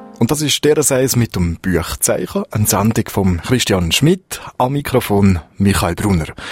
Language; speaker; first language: German; native; German